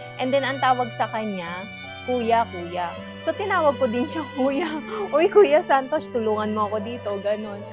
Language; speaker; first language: Filipino; native; Filipino